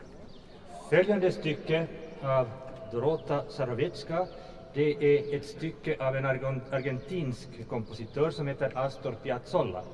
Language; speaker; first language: Swedish; native; Swedish